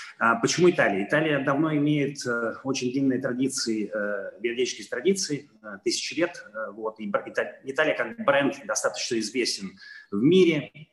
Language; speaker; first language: Russian; non-native, fluent; Italian